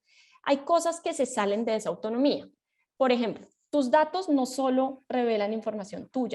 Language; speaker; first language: Spanish; native; Spanish